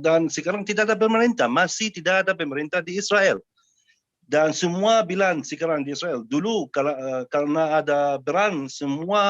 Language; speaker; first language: Indonesian; non-native, learner; Arabic